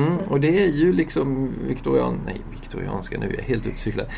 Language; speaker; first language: Swedish; native; Swedish